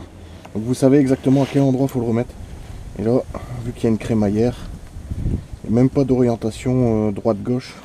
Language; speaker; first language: French; native; French